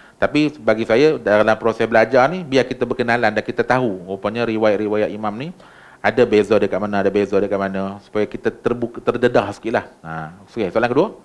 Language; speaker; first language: Malay; native; Malay